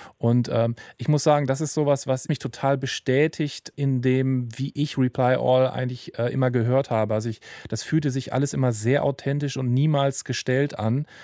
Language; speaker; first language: German; native; German